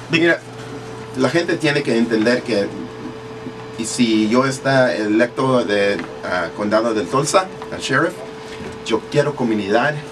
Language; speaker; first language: Spanish; early bilingual, heritage; English